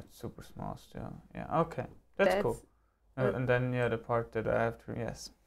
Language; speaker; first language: English; non-native, fluent; German